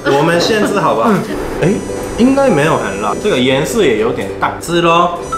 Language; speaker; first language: Chinese; non-native, fluent; Japanese